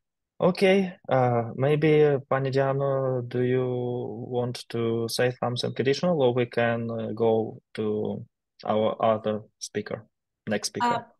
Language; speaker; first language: English; non-native, learner; Ukrainian